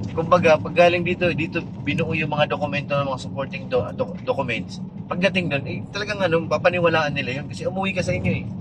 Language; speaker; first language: Filipino; non-native, local second language; Waray